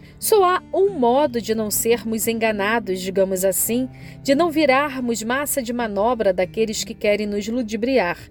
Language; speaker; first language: Portuguese; native; Portuguese